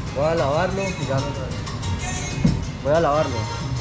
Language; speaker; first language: Spanish; native; Spanish